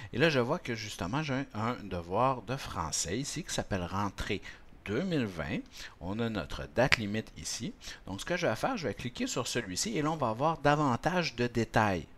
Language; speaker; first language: French; native; French